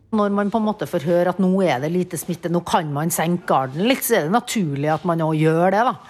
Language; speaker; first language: Norwegian; native; Norwegian